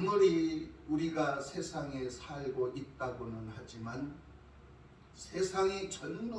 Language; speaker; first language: Korean; native; Korean